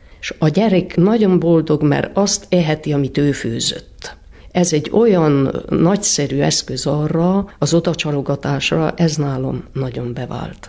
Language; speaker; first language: Hungarian; native; Hungarian